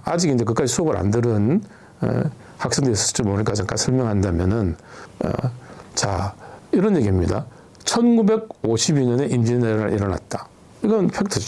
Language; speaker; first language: Korean; native; Korean